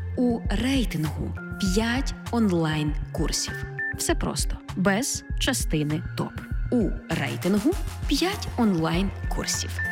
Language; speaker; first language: Ukrainian; native; Ukrainian